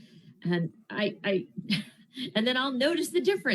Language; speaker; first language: English; native; English